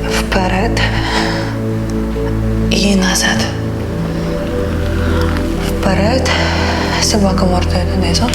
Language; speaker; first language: Ukrainian; native; Ukrainian